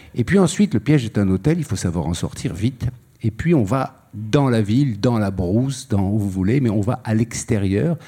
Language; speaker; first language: French; native; French